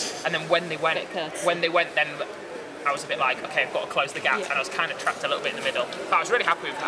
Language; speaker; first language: English; native; English